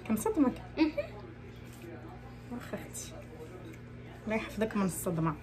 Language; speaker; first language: Arabic; native; Arabic